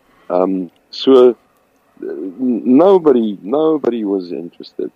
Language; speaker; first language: English; non-native, local second language; Afrikaans